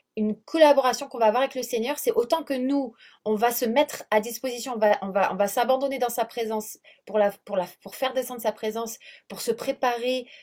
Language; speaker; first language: French; native; French